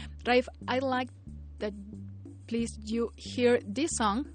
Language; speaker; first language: English; non-native, fluent; Spanish